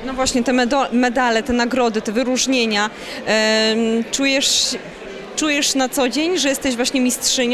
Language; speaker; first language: Polish; native; Polish